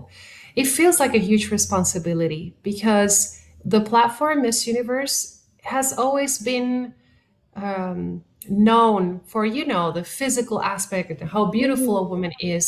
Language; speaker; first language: English; non-native, fluent; Spanish